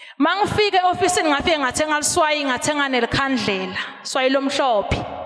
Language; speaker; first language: Zulu; non-native, local second language; Swati